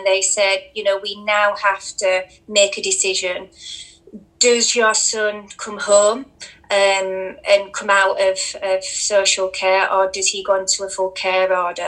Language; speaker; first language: English; native; English